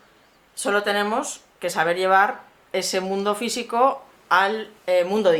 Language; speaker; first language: Spanish; native; Spanish